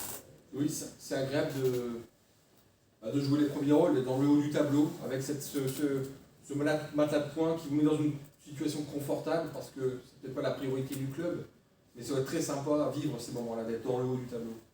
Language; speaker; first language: French; native; French